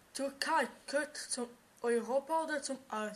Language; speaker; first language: German; early bilingual, other home language; Romanian